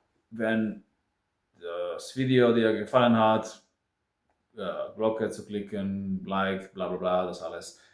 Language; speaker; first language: German; non-native, fluent; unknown